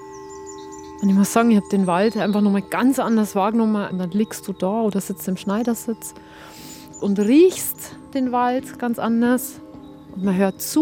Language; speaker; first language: German; native; German